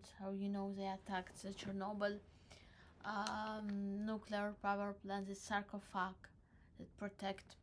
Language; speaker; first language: English; non-native, learner; Crimean Tatar